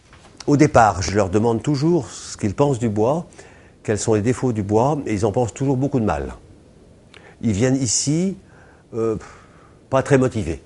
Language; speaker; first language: French; native; French